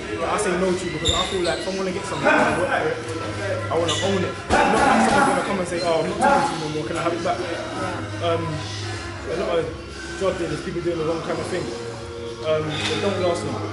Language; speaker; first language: English; native; English